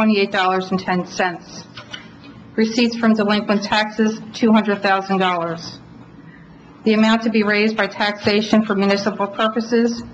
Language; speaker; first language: English; native; English